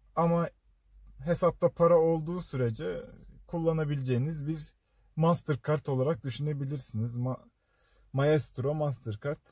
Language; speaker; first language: Turkish; native; Turkish